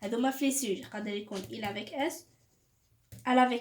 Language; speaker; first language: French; non-native, local second language; Arabic